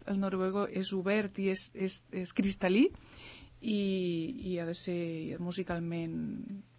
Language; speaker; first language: Catalan; early bilingual, other home language; Spanish